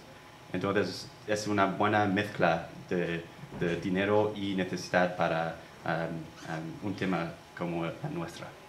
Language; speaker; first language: Spanish; non-native, fluent; English